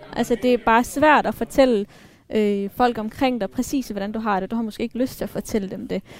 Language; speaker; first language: Danish; early bilingual, other home language; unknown